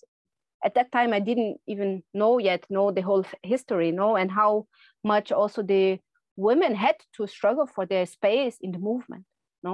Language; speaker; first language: English; non-native, fluent; Portuguese